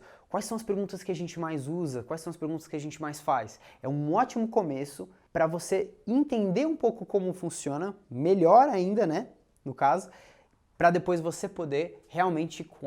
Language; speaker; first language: Portuguese; native; Portuguese